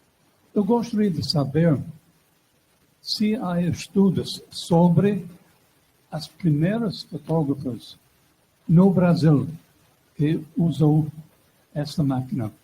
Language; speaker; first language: Portuguese; non-native, fluent; English